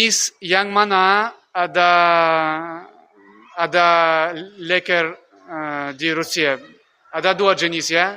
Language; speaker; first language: Indonesian; non-native, learner; Russian